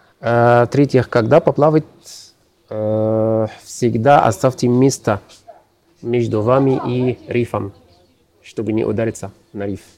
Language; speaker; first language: Russian; non-native, learner; Arabic